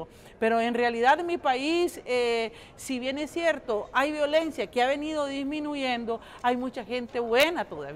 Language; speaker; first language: Spanish; native; Spanish